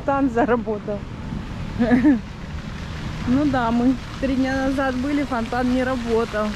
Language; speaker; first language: Russian; native; Russian